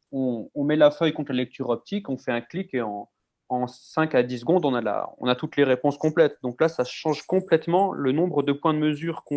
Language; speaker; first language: French; native; French